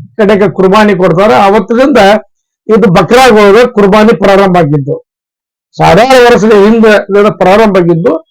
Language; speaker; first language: Kannada; non-native, local second language; Urdu